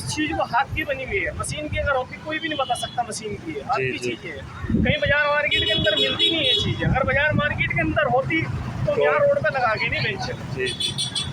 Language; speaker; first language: Hindi; native; Hindi